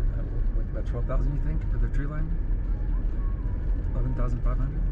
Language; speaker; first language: English; native; English